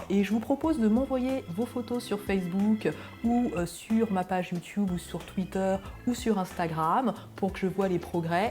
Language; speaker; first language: French; native; French